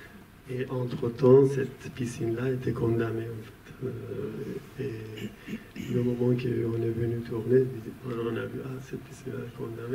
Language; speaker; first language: French; non-native, fluent; Persian